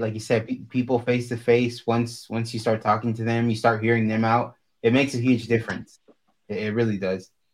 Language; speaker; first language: English; early bilingual, other home language; Spanish